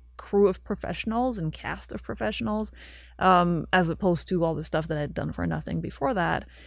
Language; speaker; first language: English; non-native, fluent; French